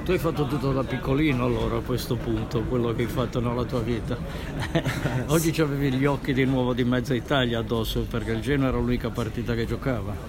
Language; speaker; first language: Italian; native; Italian